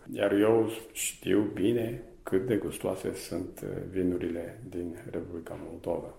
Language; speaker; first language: Romanian; non-native, fluent; Japanese